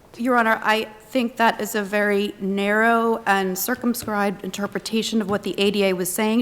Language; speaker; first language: English; native; English